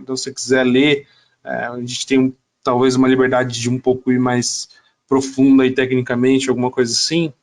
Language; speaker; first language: Portuguese; native; Portuguese